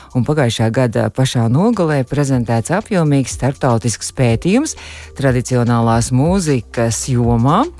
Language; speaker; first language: Latvian; native; Latvian